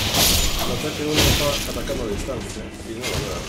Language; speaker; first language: Spanish; native; Spanish